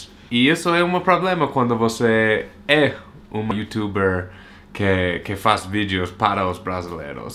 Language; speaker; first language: Portuguese; non-native, learner; English